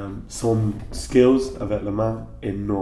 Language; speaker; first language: French; non-native, learner; English